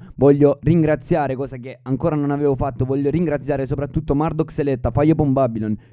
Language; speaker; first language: Italian; native; Italian